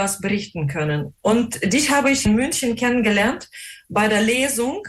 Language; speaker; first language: German; non-native, fluent; Russian